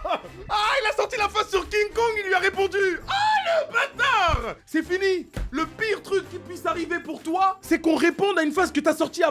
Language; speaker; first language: French; native; French